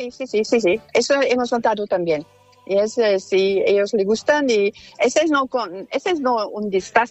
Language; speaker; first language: Spanish; non-native, fluent; German